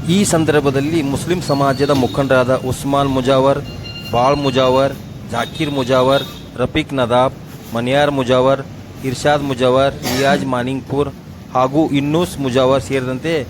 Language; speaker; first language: Kannada; native; Kannada